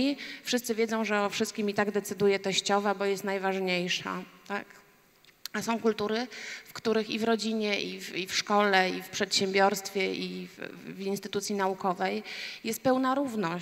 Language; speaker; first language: Polish; native; Polish